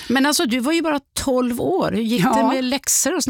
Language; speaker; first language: Swedish; native; Swedish